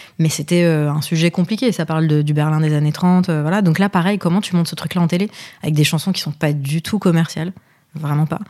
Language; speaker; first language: French; early bilingual, other home language; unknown